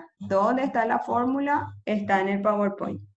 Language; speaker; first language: Spanish; native; Spanish